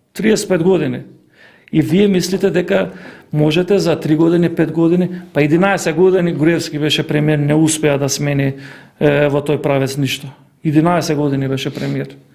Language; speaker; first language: Macedonian; non-native, local second language; Turkish